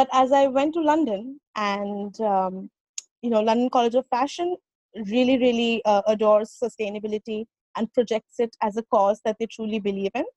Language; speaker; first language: English; non-native, local second language; Bangla